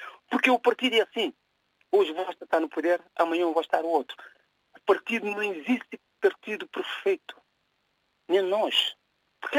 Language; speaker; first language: Portuguese; non-native, local second language; Kabuverdianu